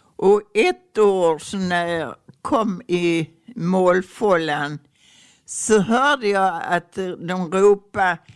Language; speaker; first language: Swedish; native; Swedish